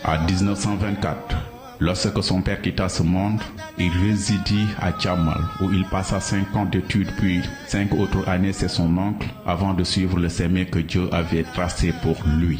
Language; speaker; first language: French; non-native, local second language; Wolof